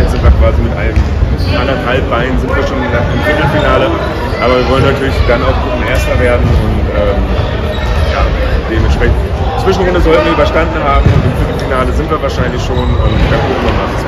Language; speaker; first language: German; native; German